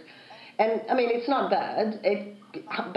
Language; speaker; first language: English; non-native, fluent; Italian